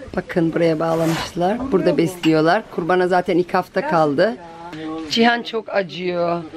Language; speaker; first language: Turkish; native; Turkish